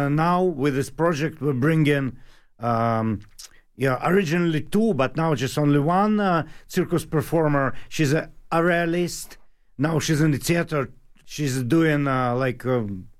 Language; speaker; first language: English; non-native, learner; Russian